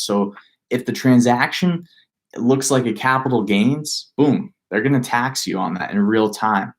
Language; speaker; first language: English; native; English